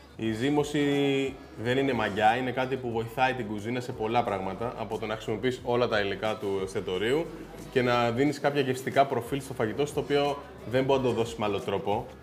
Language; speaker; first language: Greek; early bilingual, heritage; Greek